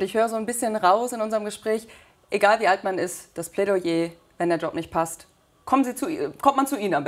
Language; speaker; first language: German; native; German